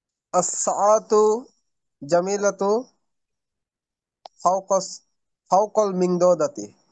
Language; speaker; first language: Arabic; non-native, learner; Bangla